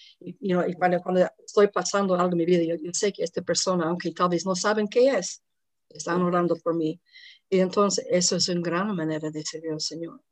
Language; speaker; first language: Spanish; non-native, fluent; English